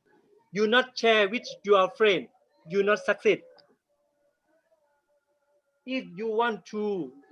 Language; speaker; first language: English; non-native, learner; Thai